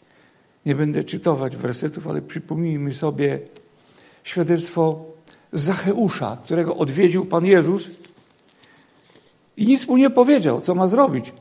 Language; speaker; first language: Polish; native; Polish